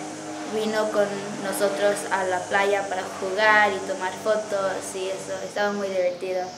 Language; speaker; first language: Spanish; early bilingual, heritage; English